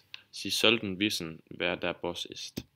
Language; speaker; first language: German; non-native, learner; Danish